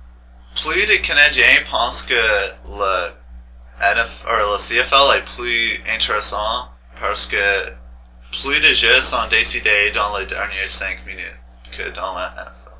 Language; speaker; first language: French; non-native, learner; English